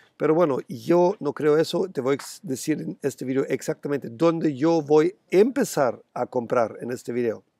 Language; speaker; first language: Spanish; non-native, fluent; German